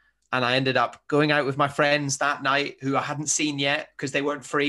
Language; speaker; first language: English; native; English